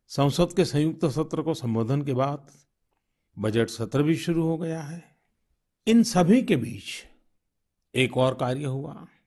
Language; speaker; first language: Hindi; non-native, local second language; Gujarati